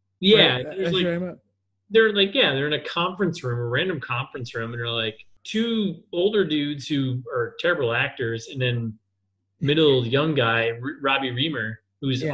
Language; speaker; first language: English; native; English